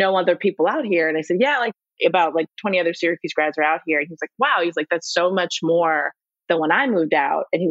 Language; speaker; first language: English; native; English